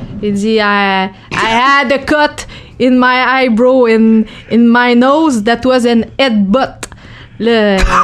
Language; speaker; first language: English; non-native, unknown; French